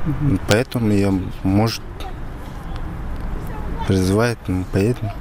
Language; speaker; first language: Russian; non-native, learner; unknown